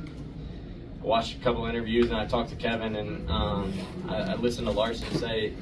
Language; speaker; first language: English; native; English